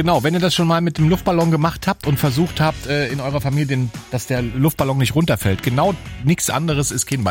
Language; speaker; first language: German; native; German